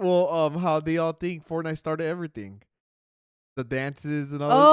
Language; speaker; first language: English; native; English